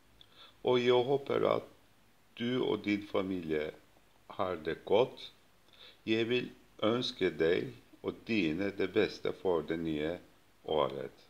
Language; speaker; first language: Swedish; non-native, fluent; Turkish